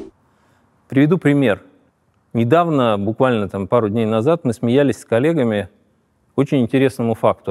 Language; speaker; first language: Russian; native; Russian